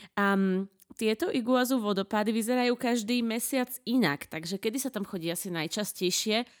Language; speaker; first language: Slovak; native; Slovak